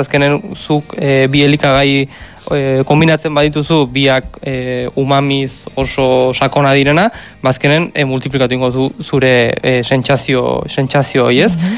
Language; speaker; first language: Basque; native; Basque